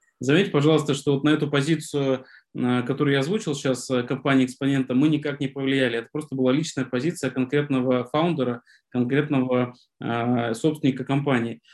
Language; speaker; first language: Russian; native; Russian